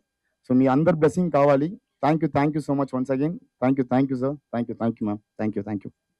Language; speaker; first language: Telugu; non-native, fluent; Tamil